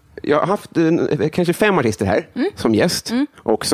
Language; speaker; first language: Swedish; native; Swedish